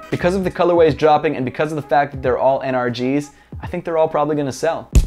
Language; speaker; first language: English; native; English